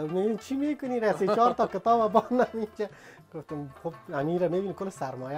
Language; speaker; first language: Persian; native; Persian